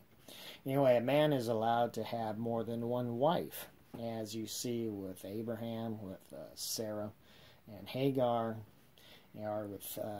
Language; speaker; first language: English; native; English